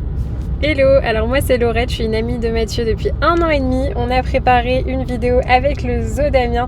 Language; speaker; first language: French; native; French